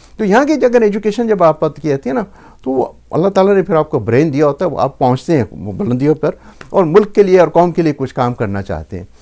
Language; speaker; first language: Urdu; native; Urdu